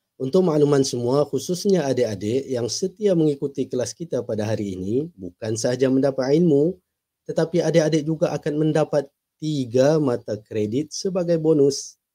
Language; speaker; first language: Malay; native; Malay